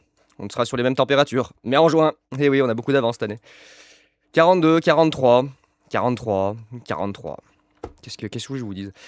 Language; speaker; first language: French; native; French